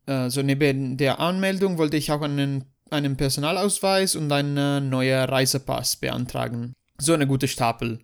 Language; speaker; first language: German; non-native, fluent; Italian